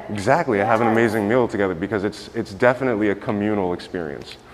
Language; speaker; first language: English; native; English